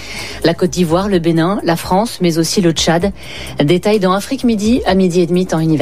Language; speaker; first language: French; native; French